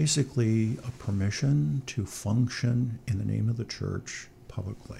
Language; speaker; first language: English; native; English